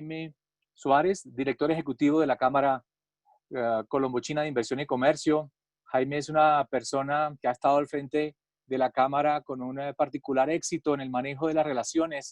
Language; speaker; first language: Spanish; native; Spanish